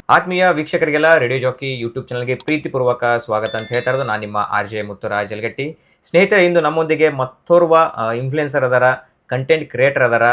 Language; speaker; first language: Kannada; native; Kannada